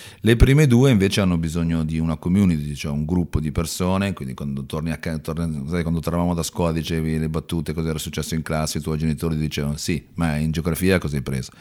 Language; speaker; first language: Italian; native; Italian